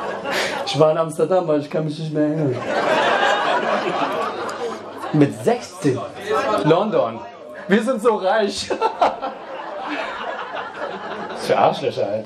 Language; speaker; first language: German; native; German